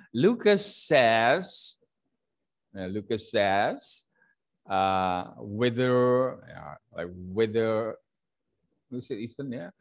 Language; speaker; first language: English; non-native, fluent; Indonesian